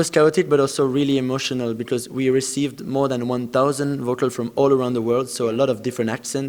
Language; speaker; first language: English; non-native, fluent; French